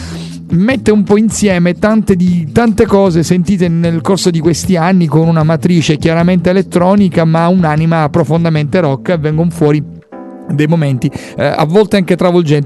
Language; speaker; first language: Italian; native; Italian